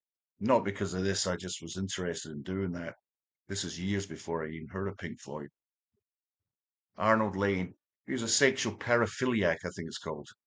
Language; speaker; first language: English; native; English